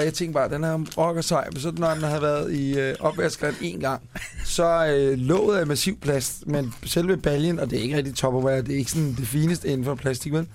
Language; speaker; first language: Danish; native; Danish